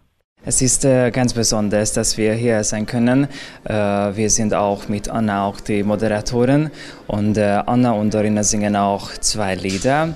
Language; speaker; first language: German; non-native, local second language; Hungarian